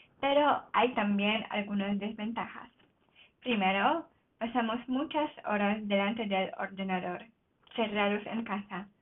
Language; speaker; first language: Spanish; non-native, fluent; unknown